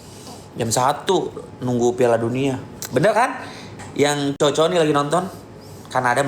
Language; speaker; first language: Indonesian; native; Indonesian